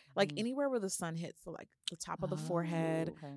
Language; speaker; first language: English; early bilingual, other home language; Yoruba